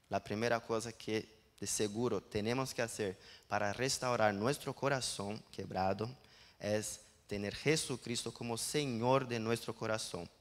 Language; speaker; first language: Spanish; non-native, learner; Portuguese